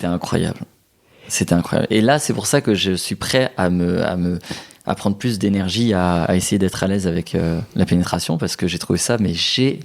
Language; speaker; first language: French; native; French